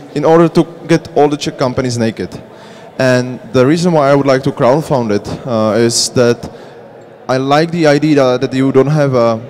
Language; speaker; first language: English; non-native, fluent; Czech